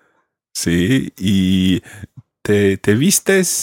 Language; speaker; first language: Spanish; non-native, fluent; English